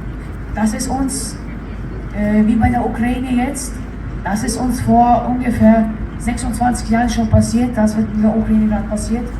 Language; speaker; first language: German; early bilingual, other home language; Chechen